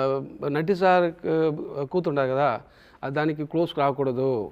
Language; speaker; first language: Telugu; non-native, learner; Tamil